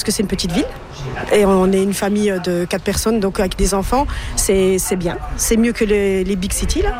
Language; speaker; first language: French; native; French